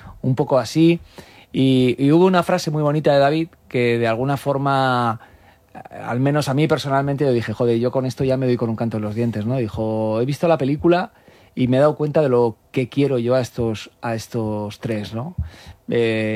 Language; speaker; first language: Spanish; native; Spanish